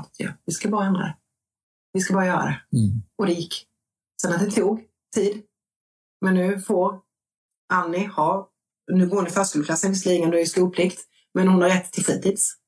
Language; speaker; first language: Swedish; native; Swedish